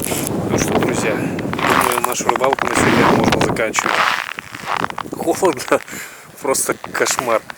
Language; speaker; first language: Russian; native; Russian